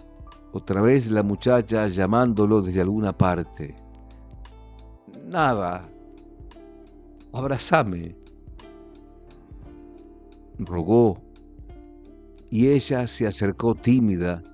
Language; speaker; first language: Spanish; native; Spanish